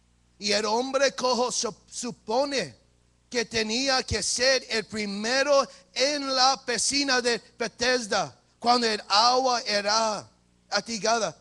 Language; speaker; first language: Spanish; early bilingual, heritage; English